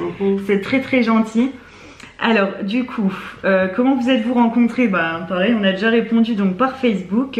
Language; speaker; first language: French; native; French